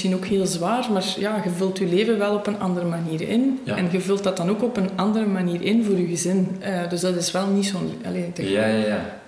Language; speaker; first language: Dutch; native; Dutch